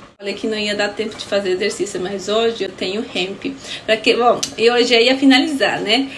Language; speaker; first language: Portuguese; non-native, fluent; Spanish